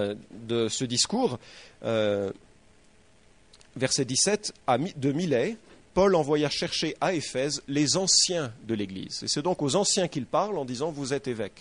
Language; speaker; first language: French; native; French